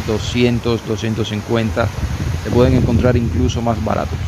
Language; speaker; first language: Spanish; native; Spanish